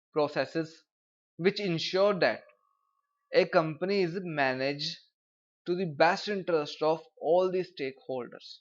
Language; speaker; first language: English; non-native, local second language; Punjabi